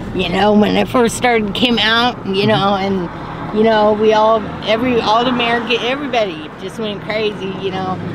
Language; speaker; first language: English; native; English